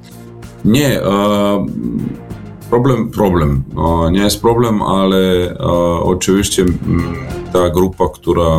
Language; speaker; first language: Polish; non-native, learner; Serbian